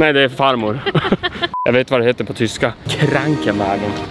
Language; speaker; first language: Swedish; native; Swedish